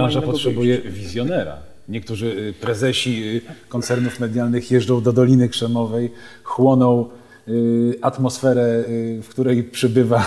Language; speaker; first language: Polish; native; Polish